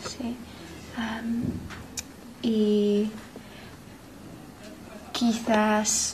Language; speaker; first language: Spanish; non-native, learner; English